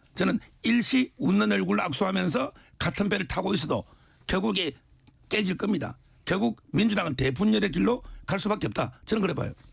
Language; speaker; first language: Korean; native; Korean